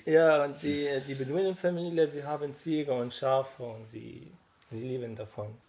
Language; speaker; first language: German; non-native, learner; Arabic